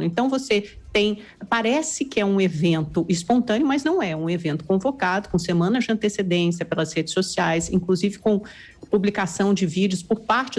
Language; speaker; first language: Portuguese; native; Portuguese